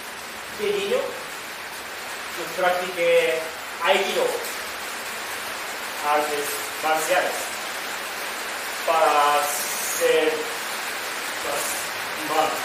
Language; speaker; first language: Spanish; non-native, learner; Japanese